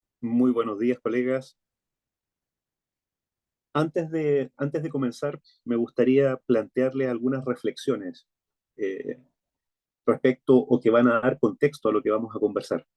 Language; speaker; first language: Spanish; native; Spanish